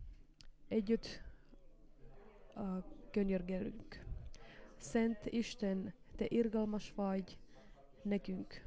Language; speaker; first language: Hungarian; non-native, fluent; Finnish